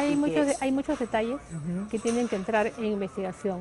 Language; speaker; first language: Spanish; native; Spanish